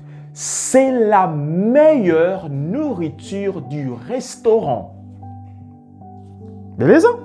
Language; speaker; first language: French; non-native, fluent; Portuguese